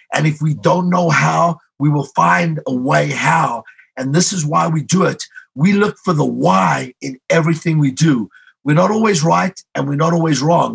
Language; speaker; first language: English; native; English